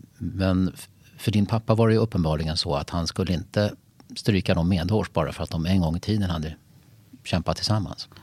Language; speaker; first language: Swedish; native; Swedish